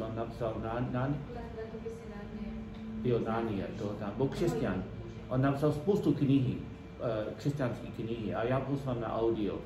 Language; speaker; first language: Czech; non-native, learner; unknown